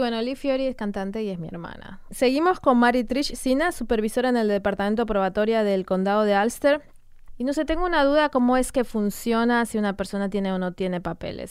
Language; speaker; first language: Spanish; native; Spanish